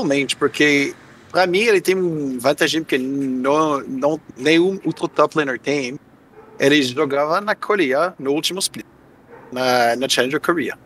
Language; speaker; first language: Portuguese; non-native, fluent; French